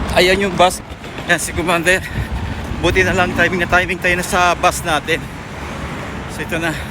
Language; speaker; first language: Filipino; non-native, local second language; Cebuano